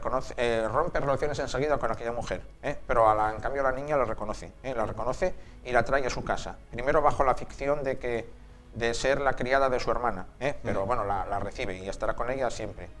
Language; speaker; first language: Spanish; native; Spanish